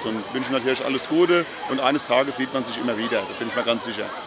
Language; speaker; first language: German; native; German